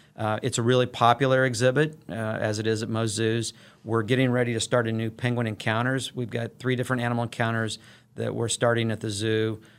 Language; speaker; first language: English; native; English